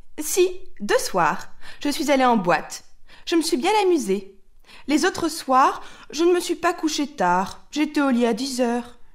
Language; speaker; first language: French; native; French